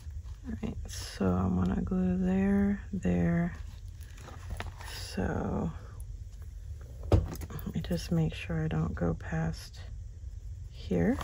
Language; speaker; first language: English; native; English